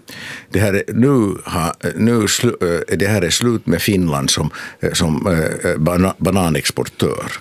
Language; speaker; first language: Swedish; non-native, local second language; Finnish